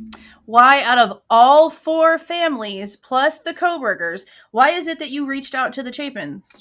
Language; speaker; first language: English; native; English